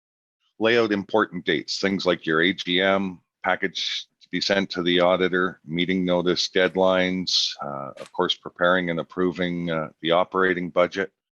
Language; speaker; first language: English; native; English